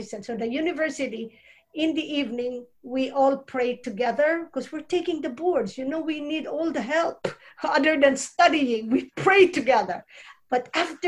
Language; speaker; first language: English; non-native, local second language; Bikol